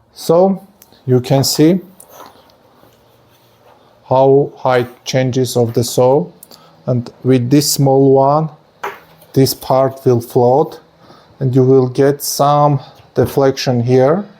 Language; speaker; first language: English; non-native, fluent; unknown